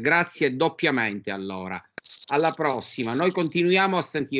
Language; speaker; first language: Italian; native; Italian